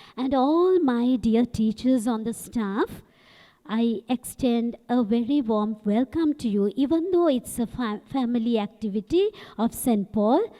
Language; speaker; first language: English; non-native, local second language; Sinhala